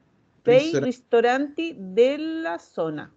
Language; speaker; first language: Italian; non-native, learner; Spanish